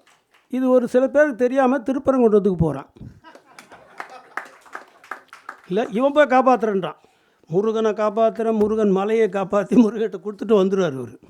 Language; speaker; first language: Tamil; native; Tamil